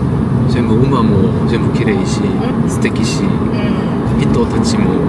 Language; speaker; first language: Japanese; non-native, learner; Korean